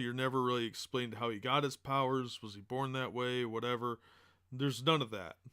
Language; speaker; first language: English; native; English